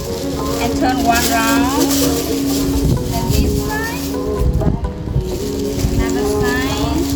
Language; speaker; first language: English; non-native, learner; Vietnamese